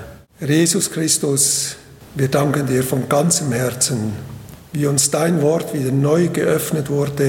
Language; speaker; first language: German; native; German